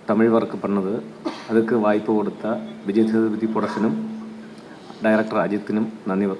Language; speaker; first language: Tamil; native; Tamil